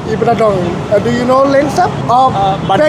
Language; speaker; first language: English; non-native, learner; Thai